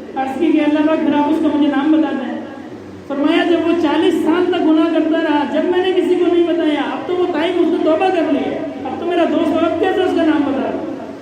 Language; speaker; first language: Urdu; non-native, local second language; Punjabi